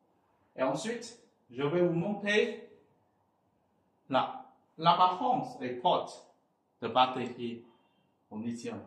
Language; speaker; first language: French; non-native, fluent; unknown